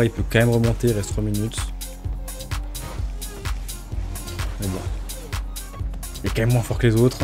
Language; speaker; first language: French; native; French